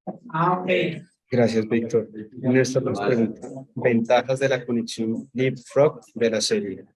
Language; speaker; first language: Spanish; native; Spanish